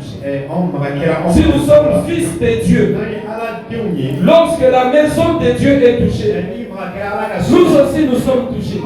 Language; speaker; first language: French; non-native, local second language; Bambara